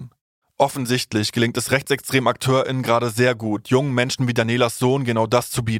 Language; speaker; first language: German; native; German